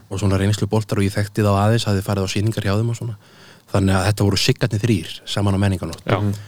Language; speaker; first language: Icelandic; native; Icelandic